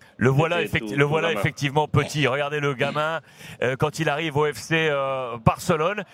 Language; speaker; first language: French; native; French